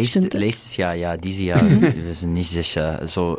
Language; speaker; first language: German; non-native, learner; English